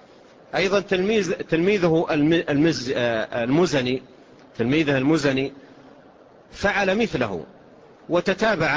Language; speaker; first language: Arabic; native; Arabic